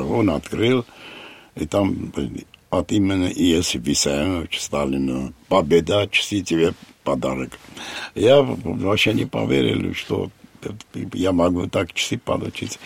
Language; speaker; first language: Russian; non-native, local second language; Armenian